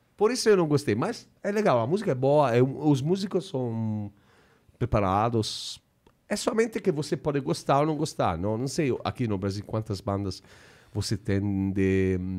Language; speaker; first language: Portuguese; non-native, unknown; Italian